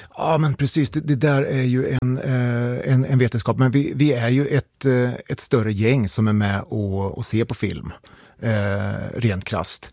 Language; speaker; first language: Swedish; native; Swedish